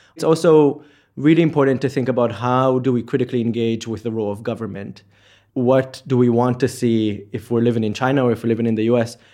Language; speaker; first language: English; non-native, fluent; Hebrew